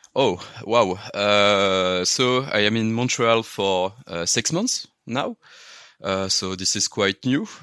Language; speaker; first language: English; non-native, learner; French